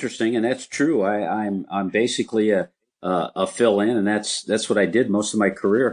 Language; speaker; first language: English; native; English